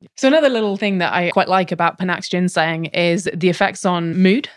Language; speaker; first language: English; native; English